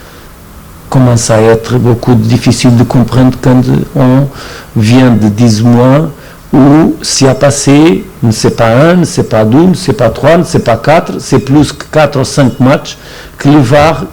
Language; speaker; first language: French; non-native, fluent; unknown